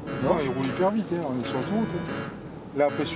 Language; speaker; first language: French; native; French